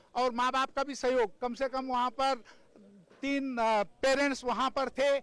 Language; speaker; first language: Hindi; non-native, local second language; Kannada